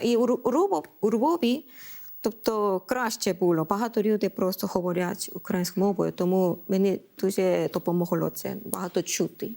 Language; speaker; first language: Ukrainian; non-native, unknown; Korean